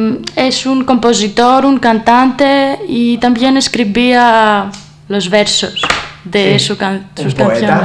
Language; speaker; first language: Spanish; non-native, learner; Greek